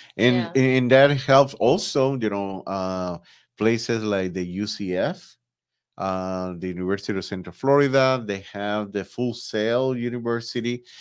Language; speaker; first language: English; non-native, fluent; Spanish